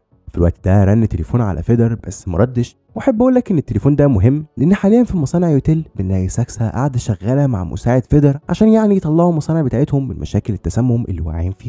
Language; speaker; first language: Arabic; native; Arabic